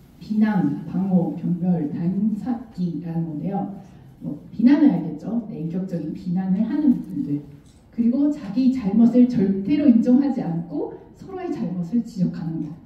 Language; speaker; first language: Korean; non-native, fluent; Japanese